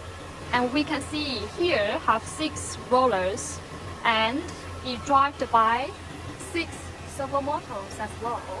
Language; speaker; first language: English; non-native, learner; Chinese